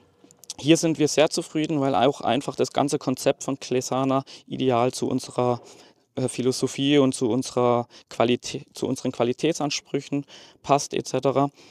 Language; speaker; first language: German; native; German